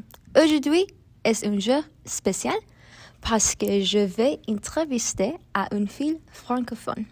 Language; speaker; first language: French; non-native, learner; English